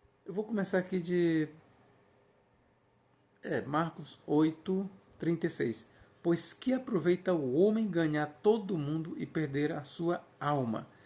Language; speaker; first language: Portuguese; native; Portuguese